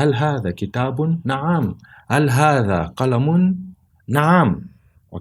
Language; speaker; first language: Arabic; non-native, fluent; Portuguese